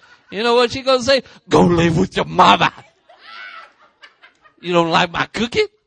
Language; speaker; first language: English; early bilingual, other home language; Spanish